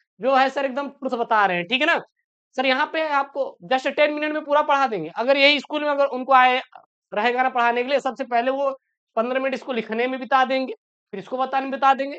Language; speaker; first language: Hindi; native; Hindi